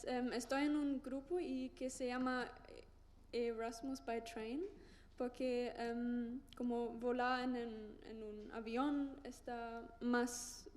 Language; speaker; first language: Spanish; non-native, learner; German